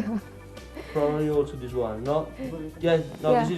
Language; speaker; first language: English; non-native, learner; Italian